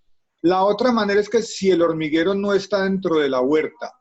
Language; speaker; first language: Spanish; native; Spanish